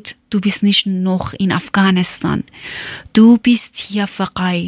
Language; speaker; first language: German; non-native, learner; Persian